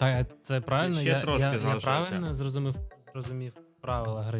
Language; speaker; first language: Ukrainian; non-native, local second language; Russian